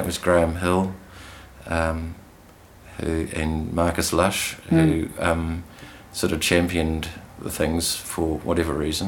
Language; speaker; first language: English; native; English